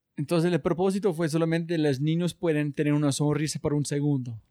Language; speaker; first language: Spanish; non-native, learner; English